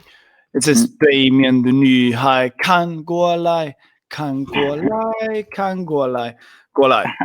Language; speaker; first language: Chinese; non-native, fluent; Swedish